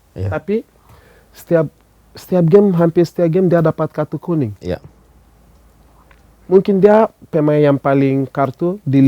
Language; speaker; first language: Indonesian; non-native, fluent; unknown